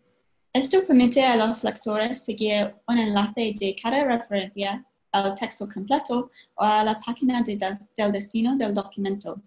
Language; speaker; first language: Spanish; non-native, fluent; English